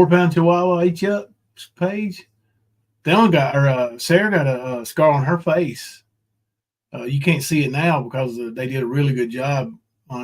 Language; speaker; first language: English; native; English